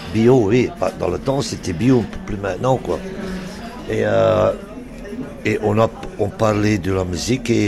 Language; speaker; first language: French; non-native, local second language; Dutch